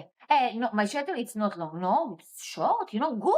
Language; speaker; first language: English; non-native, learner; Hebrew